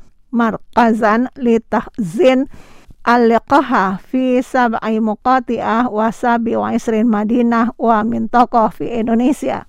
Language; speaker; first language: Arabic; non-native, learner; Indonesian